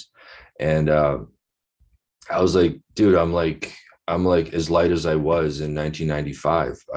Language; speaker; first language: English; native; English